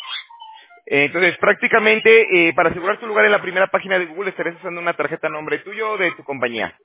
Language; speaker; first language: Spanish; native; Spanish